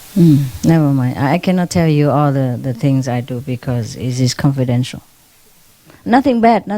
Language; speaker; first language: English; non-native, fluent; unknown